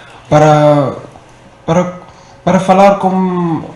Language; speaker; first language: Portuguese; non-native, learner; Arabic